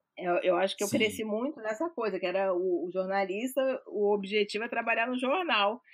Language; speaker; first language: Portuguese; native; Portuguese